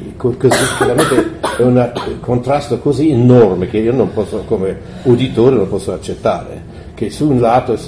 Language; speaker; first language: Italian; non-native, fluent; German